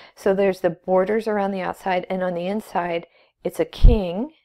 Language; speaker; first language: English; native; English